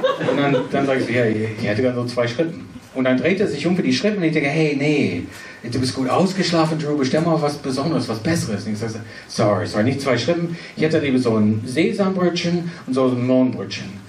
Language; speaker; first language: German; non-native, fluent; English